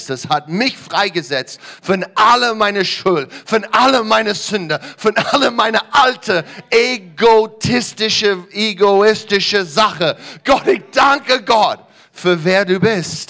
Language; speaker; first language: German; non-native, learner; English